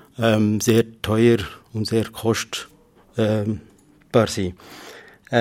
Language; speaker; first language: German; non-native, fluent; Kurdish